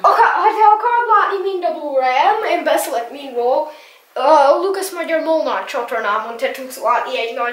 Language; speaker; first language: Hungarian; early bilingual, heritage; English